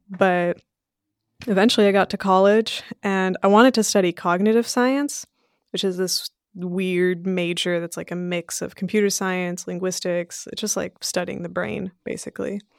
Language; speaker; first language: English; early bilingual, other home language; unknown